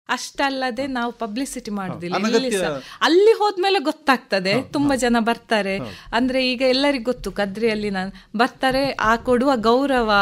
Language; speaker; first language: Kannada; native; Kannada